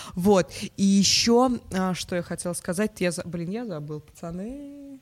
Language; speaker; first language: Russian; native; Russian